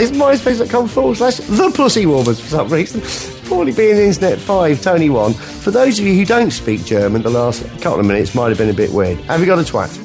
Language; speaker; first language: English; native; English